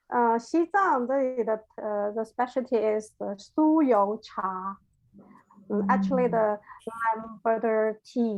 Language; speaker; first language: English; non-native, learner; Chinese